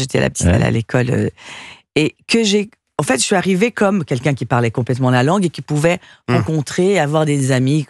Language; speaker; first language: French; early bilingual, other home language; Portuguese